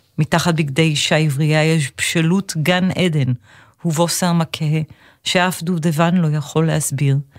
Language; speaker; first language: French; non-native, fluent; Hebrew